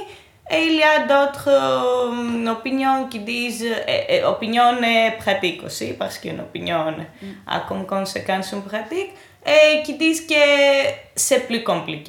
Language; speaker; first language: French; non-native, fluent; Greek